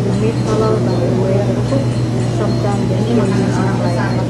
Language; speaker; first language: English; non-native, learner; Indonesian